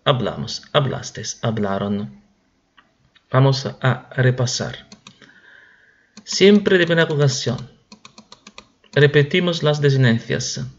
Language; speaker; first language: Spanish; non-native, fluent; Italian